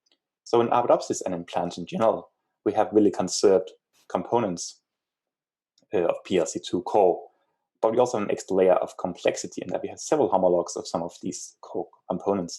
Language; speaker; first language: English; non-native, fluent; Danish